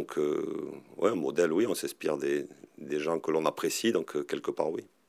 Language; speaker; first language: French; native; French